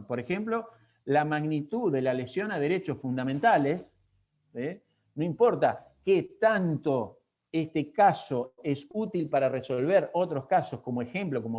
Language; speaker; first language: Spanish; native; Spanish